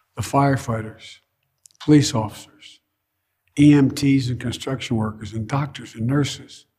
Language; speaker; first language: English; native; English